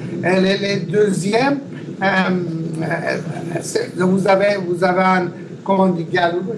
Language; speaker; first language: French; non-native, learner; Persian